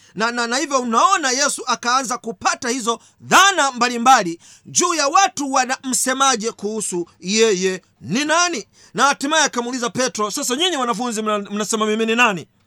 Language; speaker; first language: Swahili; native; Swahili